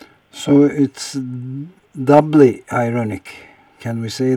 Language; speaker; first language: English; non-native, fluent; Turkish